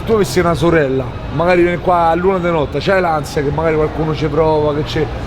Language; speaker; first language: Italian; native; Italian